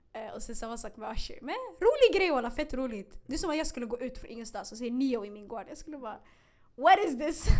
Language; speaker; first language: Swedish; early bilingual, other home language; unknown